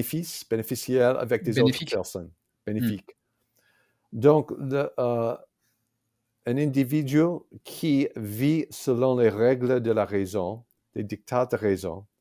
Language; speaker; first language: French; non-native, fluent; English